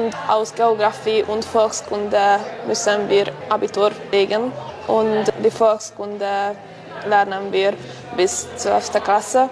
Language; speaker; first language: German; non-native, local second language; Hungarian